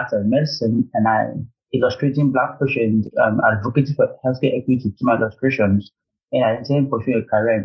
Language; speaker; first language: English; non-native, local second language; Igbo